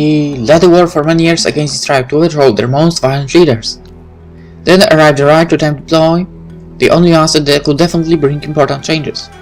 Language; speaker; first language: English; non-native, fluent; Polish